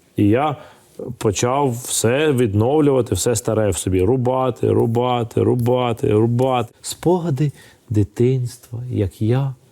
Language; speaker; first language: Ukrainian; non-native, local second language; Russian